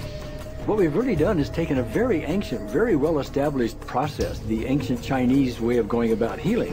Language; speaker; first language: English; native; English